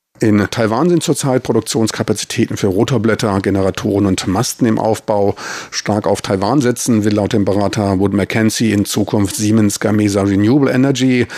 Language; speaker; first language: German; native; German